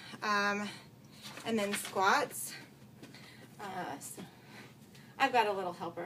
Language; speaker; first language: English; native; English